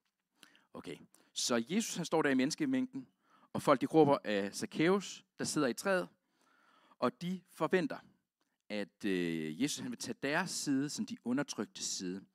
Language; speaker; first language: Danish; native; Danish